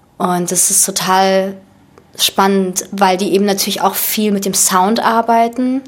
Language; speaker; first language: German; early bilingual, other home language; Russian